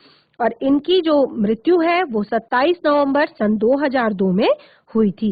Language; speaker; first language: Hindi; native; Hindi